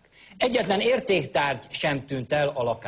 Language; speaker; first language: Hungarian; native; Hungarian